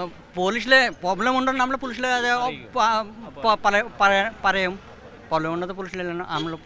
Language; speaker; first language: Malayalam; non-native, local second language; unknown